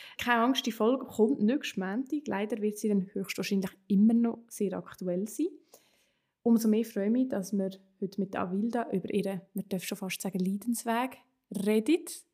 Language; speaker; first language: German; native; German